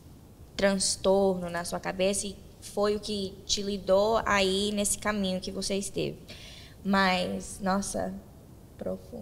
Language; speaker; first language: Portuguese; early bilingual, heritage; Portuguese